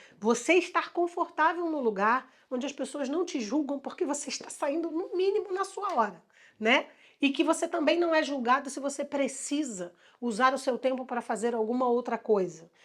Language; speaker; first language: Portuguese; native; Portuguese